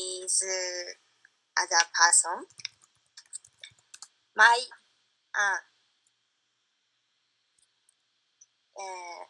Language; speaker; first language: English; non-native, learner; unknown